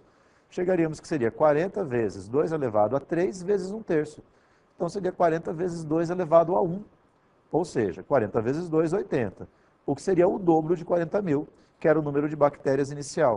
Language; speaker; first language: Portuguese; native; Portuguese